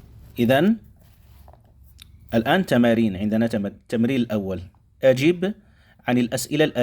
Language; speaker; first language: Arabic; non-native, fluent; Indonesian